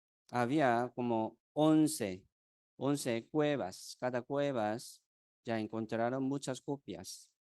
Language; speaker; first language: Spanish; non-native, fluent; Korean